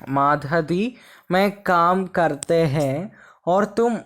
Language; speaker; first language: Hindi; non-native, local second language; Malayalam